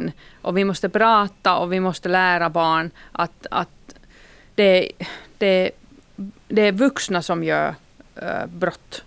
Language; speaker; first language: Swedish; non-native, local second language; Finnish